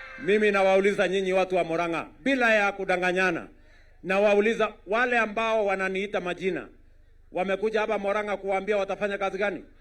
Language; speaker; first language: Swahili; non-native, local second language; Kalenjin